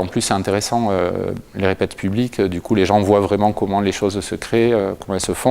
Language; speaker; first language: French; native; French